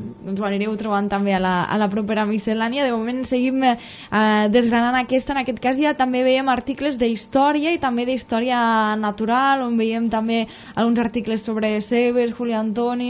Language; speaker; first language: Catalan; native; Catalan